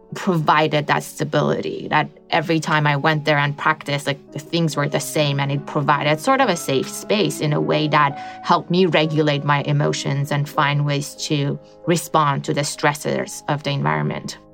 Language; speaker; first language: English; non-native, fluent; Persian